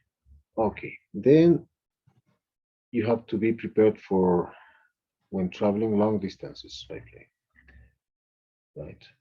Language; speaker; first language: English; non-native, fluent; Spanish